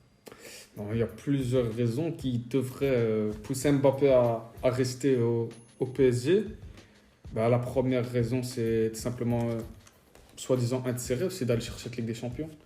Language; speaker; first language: French; native; French